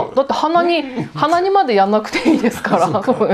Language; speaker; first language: Japanese; native; Japanese